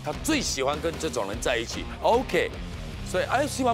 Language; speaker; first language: Chinese; native; Chinese